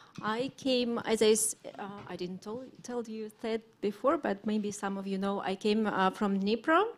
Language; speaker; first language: English; non-native, fluent; Russian